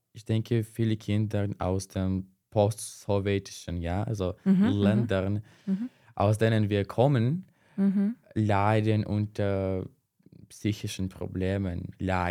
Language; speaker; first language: German; non-native, fluent; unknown